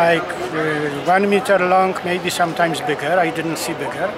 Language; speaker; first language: English; non-native, fluent; Polish